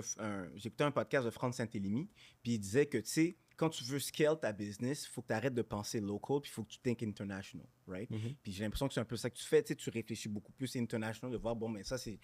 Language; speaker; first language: French; native; French